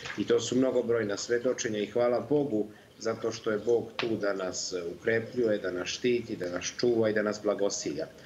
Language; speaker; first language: Serbian; native; Serbian